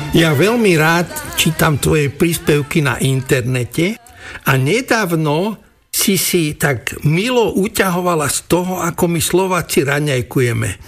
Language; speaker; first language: Slovak; native; Slovak